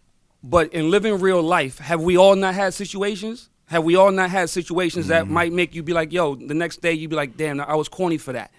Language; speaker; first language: English; native; English